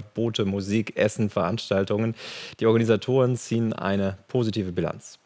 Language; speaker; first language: German; native; German